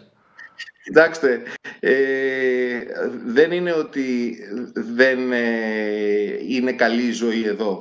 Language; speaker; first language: Greek; native; Greek